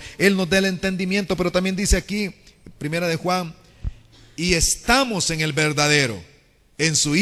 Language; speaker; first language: Spanish; native; Spanish